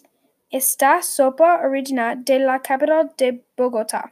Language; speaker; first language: Spanish; non-native, learner; English